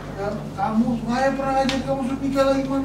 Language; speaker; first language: Indonesian; native; Indonesian